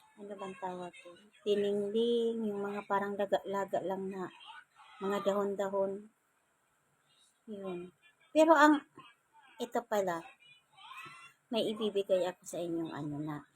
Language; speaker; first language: Filipino; non-native, local second language; Bikol